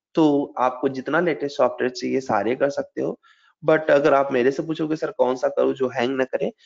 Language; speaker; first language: Hindi; native; Hindi